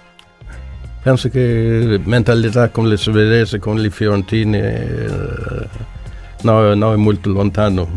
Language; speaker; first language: Italian; non-native, learner; Swedish